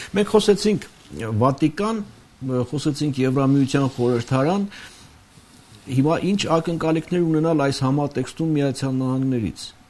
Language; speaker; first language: Armenian; native; Armenian